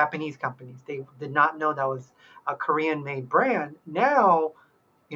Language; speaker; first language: English; early bilingual, other home language; Korean